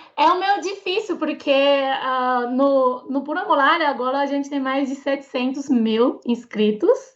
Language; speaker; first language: Portuguese; non-native, fluent; Chinese